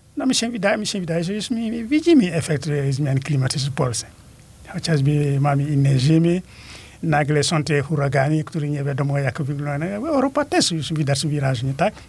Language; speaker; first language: Polish; non-native, fluent; Wolof